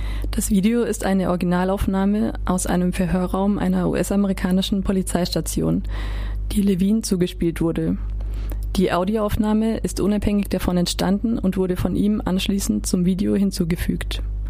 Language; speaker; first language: German; native; German